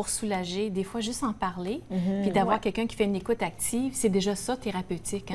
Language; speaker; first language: French; native; French